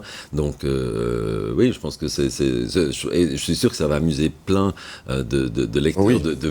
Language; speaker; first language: French; native; French